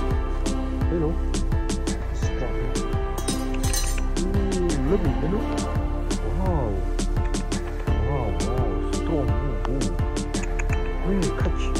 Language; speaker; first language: English; non-native, learner; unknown